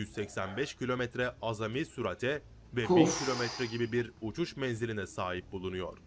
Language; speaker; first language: Turkish; native; Turkish